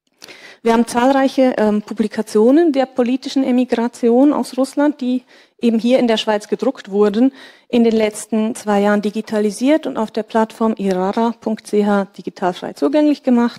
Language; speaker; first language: German; native; German